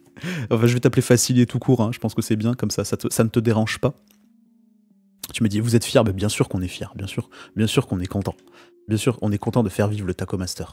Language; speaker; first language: French; native; French